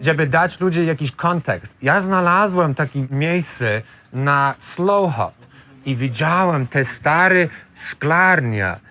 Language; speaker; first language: Polish; non-native, learner; English